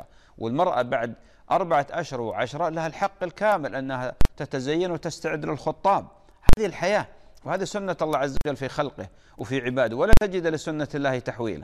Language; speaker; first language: Arabic; native; Arabic